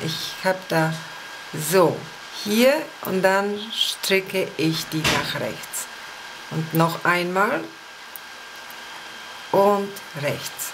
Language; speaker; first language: German; non-native, fluent; Polish